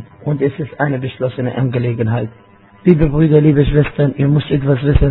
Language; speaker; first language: German; non-native, fluent; Arabic